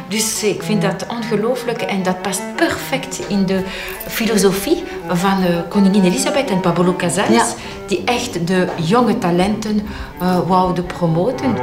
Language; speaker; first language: Dutch; non-native, local second language; French